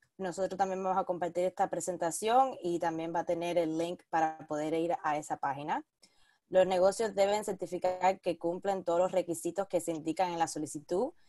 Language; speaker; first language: Spanish; early bilingual, heritage; Spanish